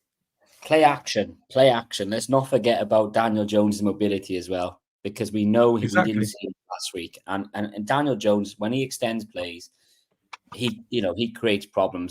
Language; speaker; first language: English; native; English